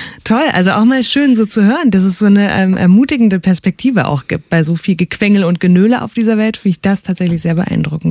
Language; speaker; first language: German; native; German